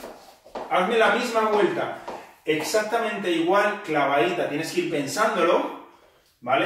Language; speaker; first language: Spanish; native; Spanish